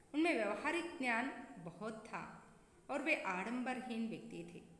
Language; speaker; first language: Hindi; non-native, local second language; Kannada